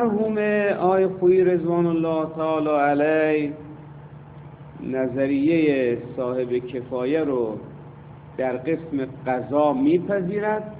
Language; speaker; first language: Persian; native; Persian